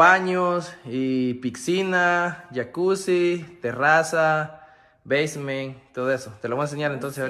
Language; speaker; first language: Spanish; native; Spanish